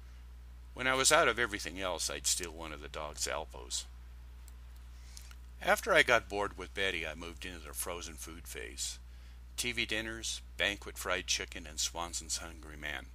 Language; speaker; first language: English; native; English